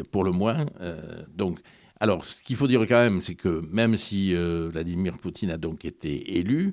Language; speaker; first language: French; native; French